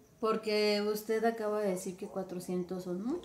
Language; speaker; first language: Spanish; native; Spanish